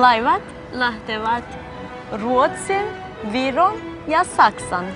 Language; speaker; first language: Finnish; non-native, fluent; Albanian